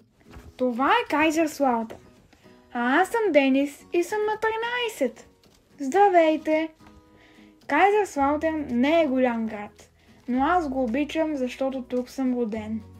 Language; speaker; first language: Bulgarian; early bilingual, heritage; Bulgarian